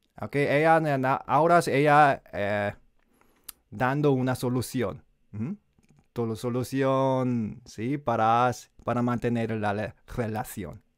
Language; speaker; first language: Spanish; non-native, learner; Korean